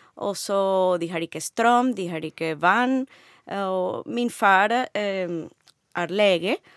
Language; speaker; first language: Norwegian; non-native, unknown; Spanish